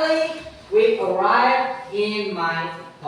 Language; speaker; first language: English; non-native, learner; Indonesian